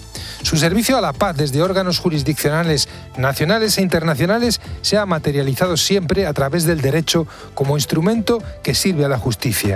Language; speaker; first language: Spanish; native; Spanish